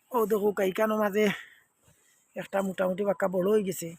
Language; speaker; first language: Bangla; non-native, local second language; Sylheti